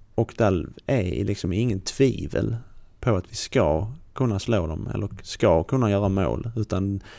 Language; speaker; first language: Swedish; native; Swedish